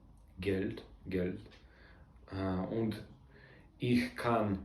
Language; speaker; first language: German; non-native, learner; Russian